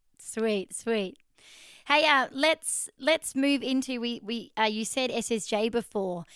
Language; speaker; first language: English; native; English